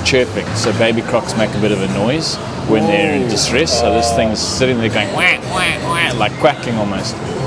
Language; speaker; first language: English; native; English